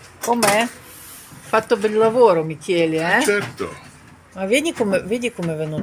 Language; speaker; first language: Italian; non-native, learner; Ukrainian